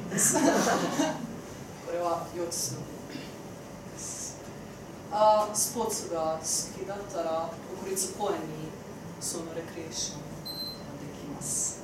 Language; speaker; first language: Japanese; non-native, learner; Croatian